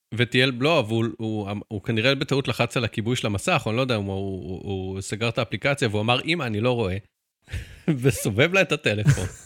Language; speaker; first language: Hebrew; native; Hebrew